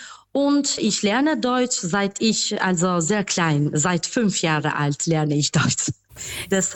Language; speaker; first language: German; non-native, fluent; Albanian